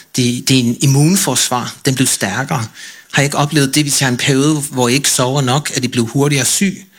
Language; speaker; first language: Danish; non-native, fluent; English